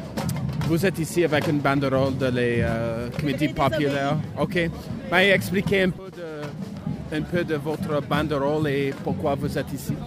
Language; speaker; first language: French; non-native, learner; English